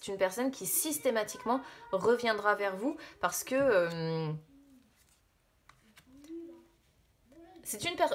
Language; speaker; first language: French; native; French